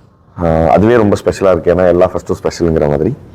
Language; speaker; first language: Tamil; native; Tamil